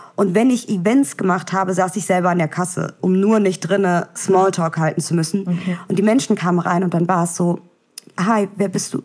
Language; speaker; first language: German; early bilingual, other home language; Russian